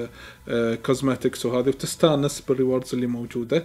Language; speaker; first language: Arabic; native; Arabic